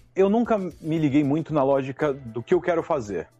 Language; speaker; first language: Portuguese; native; Portuguese